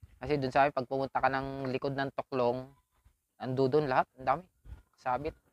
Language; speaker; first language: Filipino; native; Filipino